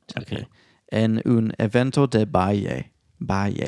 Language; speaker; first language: Spanish; non-native, learner; English